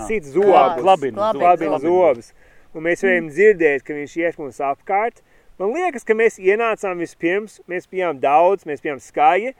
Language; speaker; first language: Latvian; early bilingual, heritage; Latvian